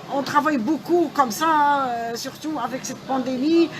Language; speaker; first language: French; non-native, local second language; Arabic